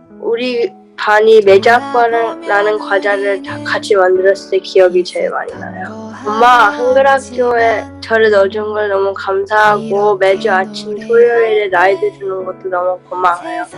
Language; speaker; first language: Korean; early bilingual, heritage; English